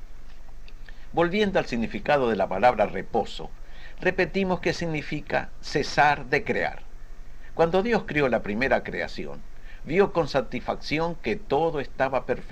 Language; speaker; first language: Spanish; native; Spanish